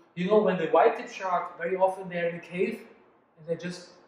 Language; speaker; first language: English; non-native, fluent; German